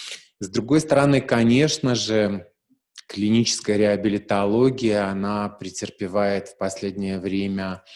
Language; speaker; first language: Russian; native; Russian